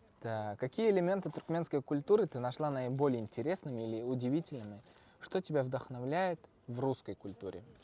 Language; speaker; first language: Russian; native; Russian